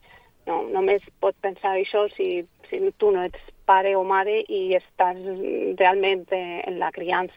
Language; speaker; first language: Catalan; non-native, local second language; Spanish